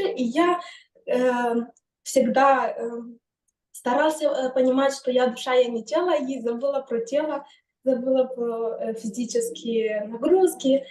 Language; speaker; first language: Russian; non-native, fluent; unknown